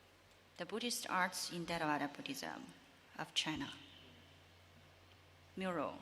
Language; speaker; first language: English; non-native, learner; Chinese